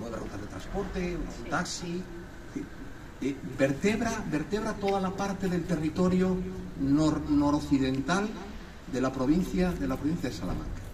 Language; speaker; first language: Spanish; native; Spanish